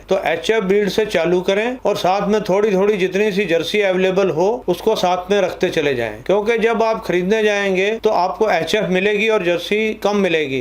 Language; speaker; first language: Hindi; non-native, local second language; Punjabi